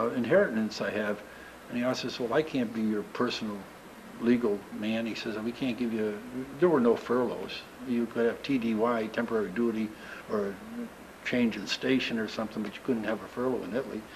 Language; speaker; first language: English; native; English